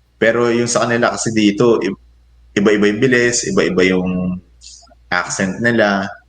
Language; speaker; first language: Filipino; native; Filipino